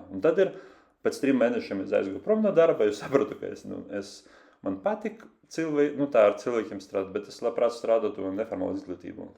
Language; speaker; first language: Latvian; non-native, local second language; Russian